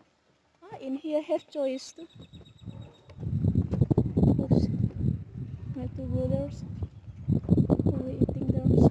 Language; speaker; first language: English; non-native, learner; Indonesian